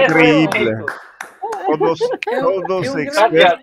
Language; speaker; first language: Spanish; non-native, learner; Italian